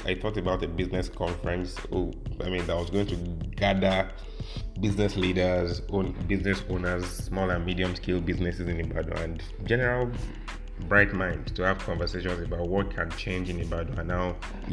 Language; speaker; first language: English; non-native, local second language; Yoruba